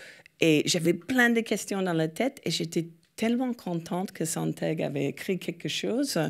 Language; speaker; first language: French; non-native, fluent; English